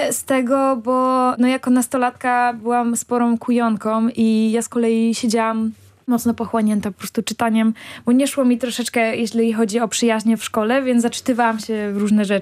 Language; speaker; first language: Polish; native; Polish